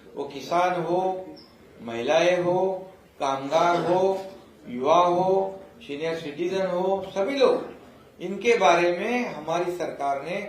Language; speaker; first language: Hindi; non-native, local second language; Marathi